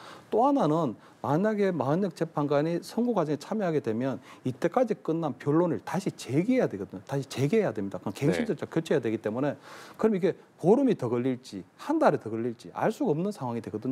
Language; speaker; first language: Korean; native; Korean